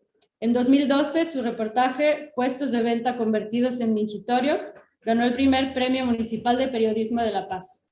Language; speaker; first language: Spanish; native; Spanish